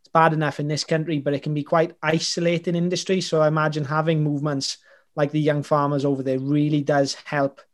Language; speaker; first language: English; native; English